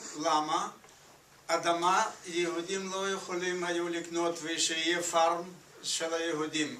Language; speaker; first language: Hebrew; non-native, fluent; Yiddish